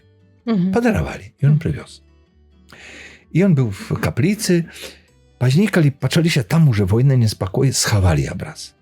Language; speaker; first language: Polish; non-native, learner; Belarusian